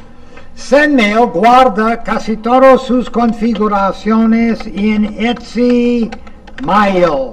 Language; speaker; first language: Spanish; non-native, fluent; English